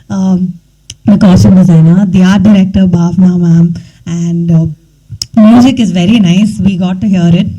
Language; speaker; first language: English; non-native, local second language; Tamil